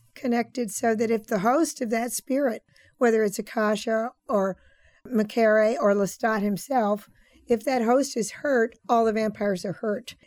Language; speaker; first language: English; native; English